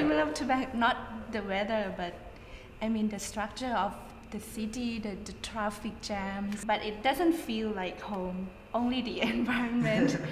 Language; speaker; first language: English; non-native, fluent; Thai